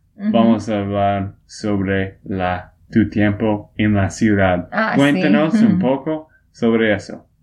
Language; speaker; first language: Spanish; non-native, fluent; English